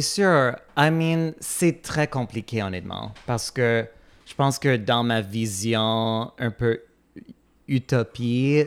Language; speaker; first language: French; non-native, fluent; English